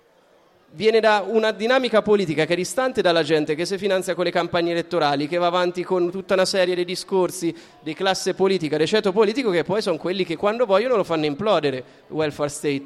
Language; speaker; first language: Italian; native; Italian